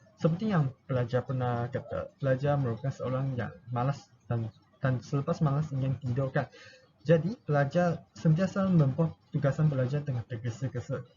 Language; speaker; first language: Malay; non-native, local second language; Chinese